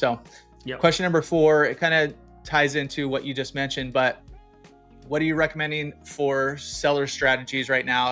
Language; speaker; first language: English; native; English